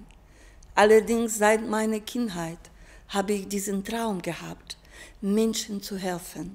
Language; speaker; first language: German; non-native, fluent; Russian